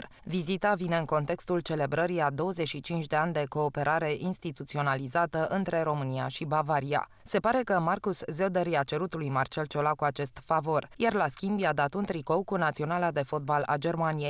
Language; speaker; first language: Romanian; native; Romanian